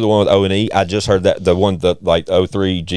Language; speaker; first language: English; native; English